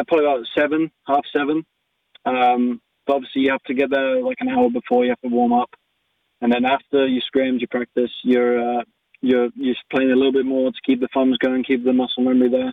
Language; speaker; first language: English; native; English